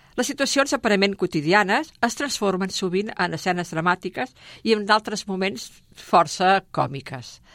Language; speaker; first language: Catalan; native; Catalan